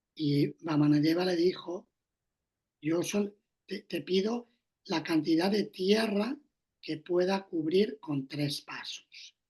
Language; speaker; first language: Spanish; native; Spanish